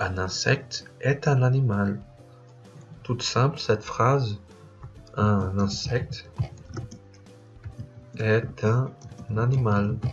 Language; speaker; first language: French; non-native, fluent; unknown